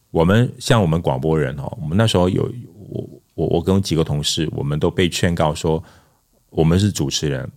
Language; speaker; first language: Chinese; non-native, local second language; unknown